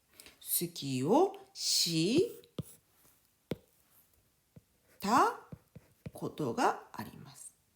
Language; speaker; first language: Japanese; non-native, fluent; French